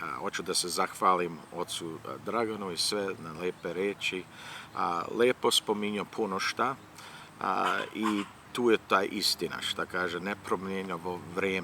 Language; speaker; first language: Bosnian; early bilingual, heritage; Serbian